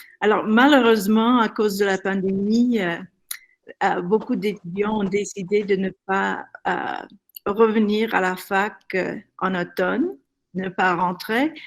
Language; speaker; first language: French; non-native, fluent; English